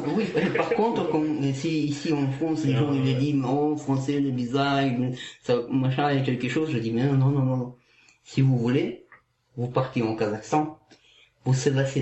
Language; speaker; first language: French; non-native, learner; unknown